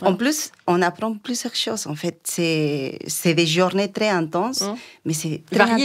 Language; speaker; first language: French; non-native, fluent; Spanish